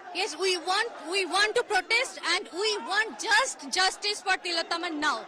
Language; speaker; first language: English; non-native, local second language; Bangla